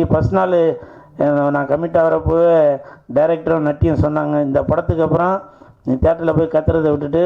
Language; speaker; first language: Tamil; native; Tamil